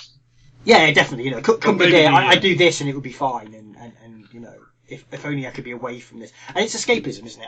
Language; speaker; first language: English; native; English